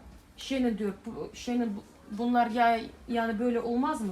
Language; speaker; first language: Turkish; non-native, learner; Russian